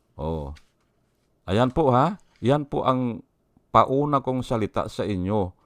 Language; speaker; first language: Filipino; non-native, local second language; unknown